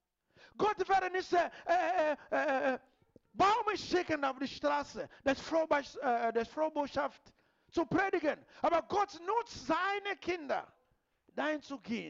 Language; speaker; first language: German; non-native, fluent; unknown